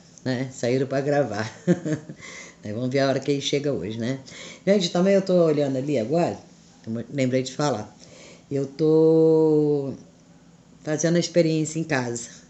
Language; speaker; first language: Portuguese; native; Portuguese